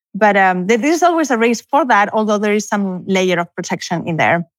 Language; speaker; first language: English; non-native, fluent; Spanish